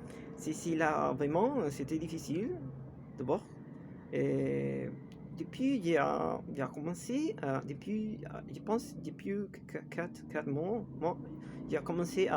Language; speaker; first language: French; non-native, learner; Spanish